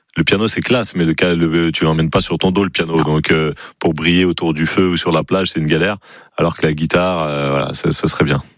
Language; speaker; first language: French; native; French